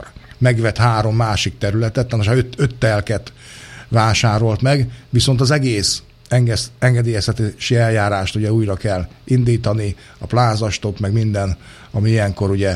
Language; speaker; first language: Hungarian; native; Hungarian